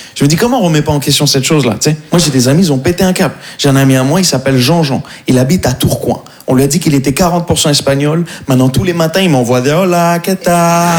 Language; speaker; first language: French; non-native, local second language; Arabic